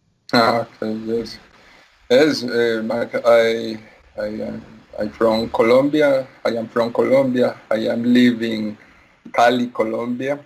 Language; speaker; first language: English; non-native, learner; Spanish